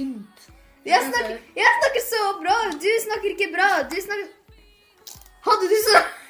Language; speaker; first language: Norwegian; non-native, fluent; Arabic